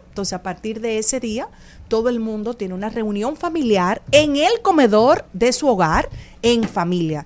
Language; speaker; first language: Spanish; native; Spanish